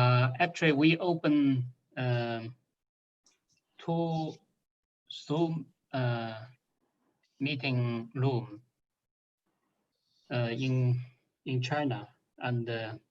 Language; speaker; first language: English; non-native, fluent; Chinese